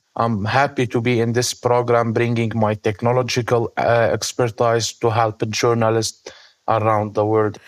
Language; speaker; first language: English; non-native, fluent; Arabic